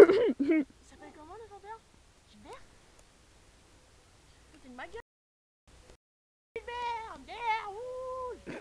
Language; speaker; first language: French; native; French